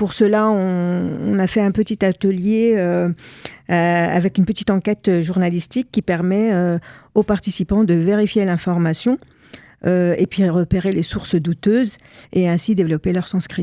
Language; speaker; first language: French; native; French